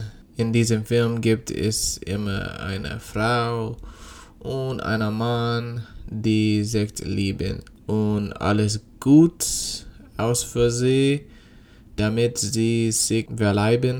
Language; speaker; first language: German; non-native, learner; English